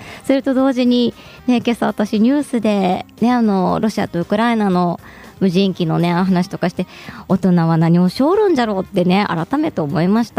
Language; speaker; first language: Japanese; native; Japanese